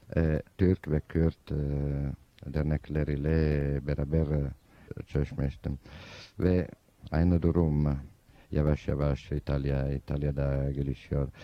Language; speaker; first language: Turkish; non-native, fluent; Italian